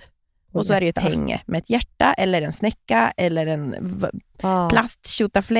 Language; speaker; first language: Swedish; native; Swedish